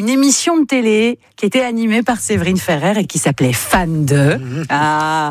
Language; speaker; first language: French; native; French